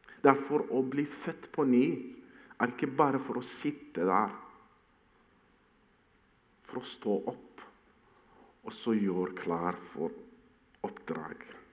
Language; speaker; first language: Norwegian; non-native, fluent; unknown